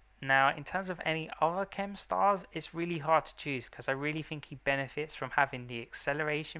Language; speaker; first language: English; native; English